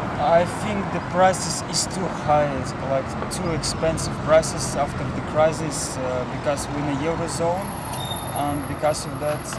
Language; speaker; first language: English; non-native, fluent; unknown